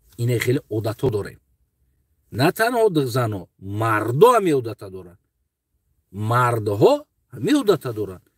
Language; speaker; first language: Tajik; non-native, local second language; Uzbek